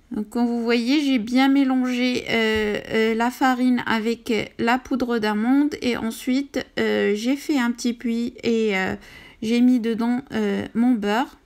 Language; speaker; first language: French; non-native, local second language; Arabic